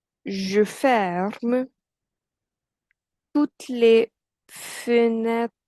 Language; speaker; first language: French; non-native, fluent; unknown